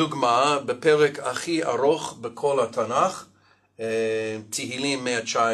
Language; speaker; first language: Hebrew; non-native, fluent; English